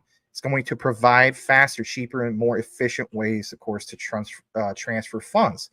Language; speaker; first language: English; native; English